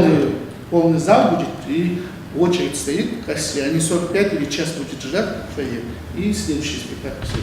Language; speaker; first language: Russian; non-native, local second language; Kazakh